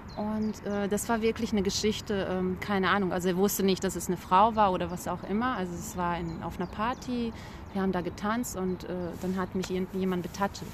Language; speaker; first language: German; early bilingual, other home language; Bosnian